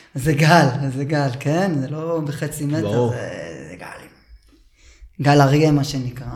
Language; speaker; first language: Hebrew; native; Hebrew